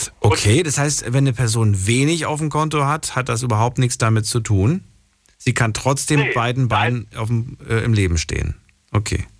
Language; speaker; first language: German; native; German